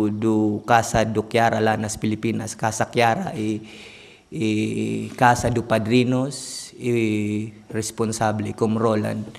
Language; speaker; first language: Portuguese; non-native, learner; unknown